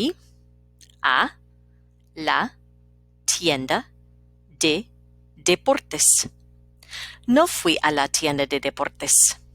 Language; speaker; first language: Spanish; non-native, fluent; English